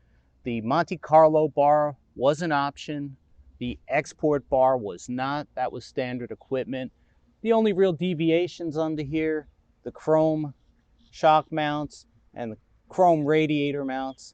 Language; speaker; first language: English; native; English